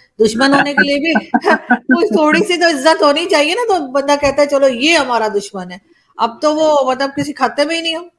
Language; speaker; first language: Urdu; native; Urdu